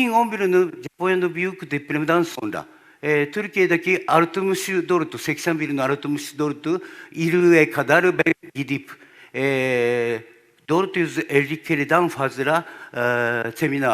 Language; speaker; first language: Turkish; non-native, learner; Japanese